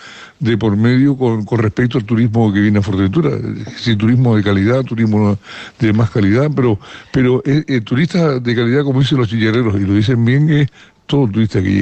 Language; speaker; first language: Spanish; native; Spanish